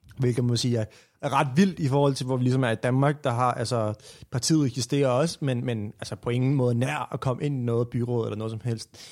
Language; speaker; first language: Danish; native; Danish